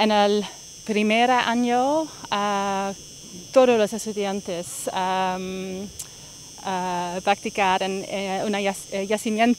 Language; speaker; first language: Spanish; non-native, learner; Dutch